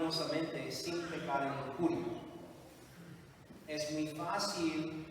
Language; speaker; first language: Spanish; non-native, fluent; English